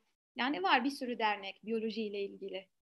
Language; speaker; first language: Turkish; non-native, fluent; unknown